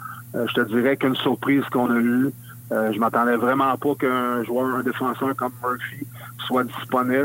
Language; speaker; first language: French; native; French